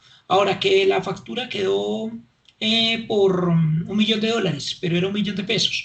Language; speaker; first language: Spanish; native; Spanish